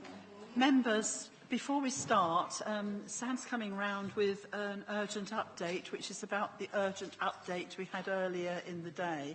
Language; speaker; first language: English; native; English